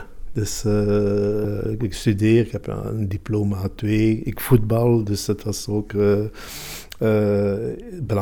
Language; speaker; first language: Dutch; non-native, local second language; Italian